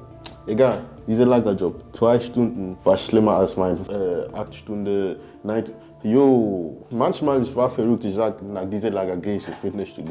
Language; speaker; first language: German; non-native, learner; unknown